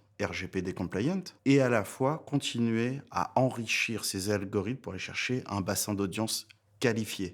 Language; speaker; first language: French; native; French